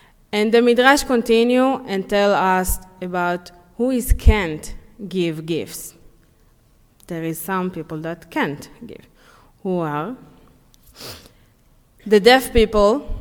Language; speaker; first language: English; non-native, learner; Hebrew